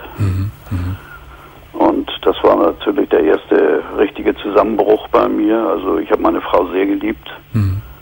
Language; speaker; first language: German; native; German